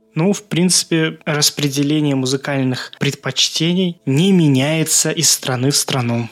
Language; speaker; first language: Russian; non-native, local second language; Azerbaijani